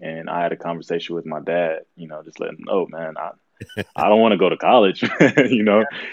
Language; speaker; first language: English; native; English